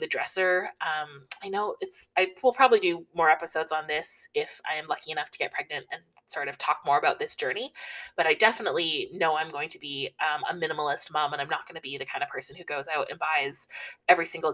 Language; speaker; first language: English; native; English